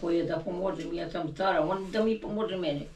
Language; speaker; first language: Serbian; non-native, local second language; Albanian